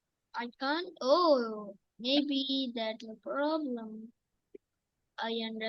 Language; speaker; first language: English; non-native, local second language; Urdu